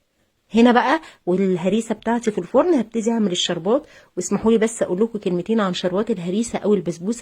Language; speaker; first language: Arabic; native; Arabic